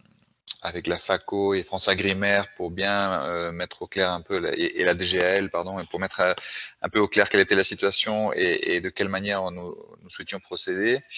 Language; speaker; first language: French; native; French